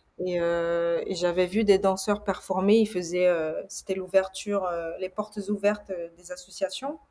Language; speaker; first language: French; early bilingual, other home language; Portuguese